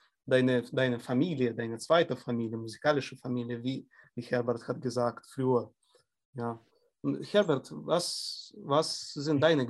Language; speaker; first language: German; non-native, fluent; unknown